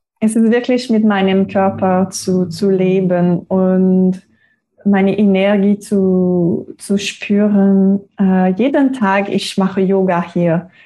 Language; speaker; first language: German; non-native, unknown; French